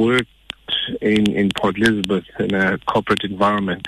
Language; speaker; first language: English; non-native, local second language; Xhosa